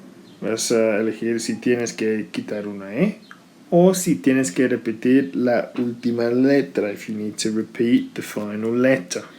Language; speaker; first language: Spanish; non-native, fluent; English